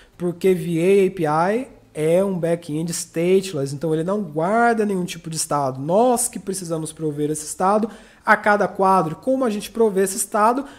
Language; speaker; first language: Portuguese; native; Portuguese